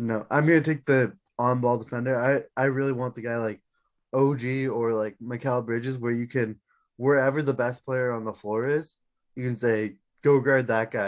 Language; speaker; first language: English; native; English